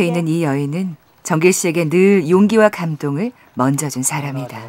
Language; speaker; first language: Korean; native; Korean